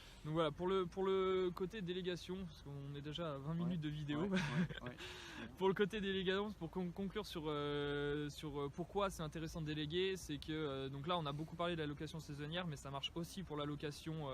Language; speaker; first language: French; native; French